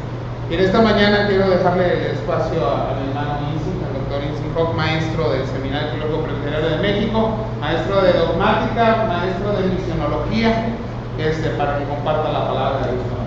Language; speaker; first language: Spanish; native; Spanish